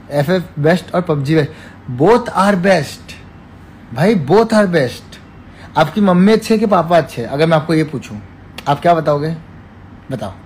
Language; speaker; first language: Hindi; native; Hindi